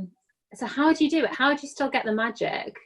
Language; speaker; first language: English; native; English